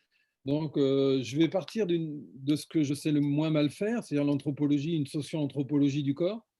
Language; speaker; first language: French; native; French